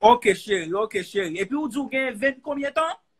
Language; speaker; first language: French; non-native, learner; Haitian Creole